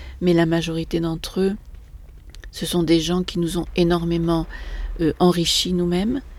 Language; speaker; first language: French; native; French